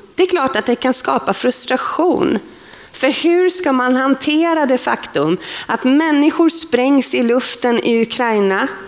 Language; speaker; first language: Swedish; native; Swedish